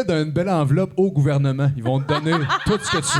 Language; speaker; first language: French; native; French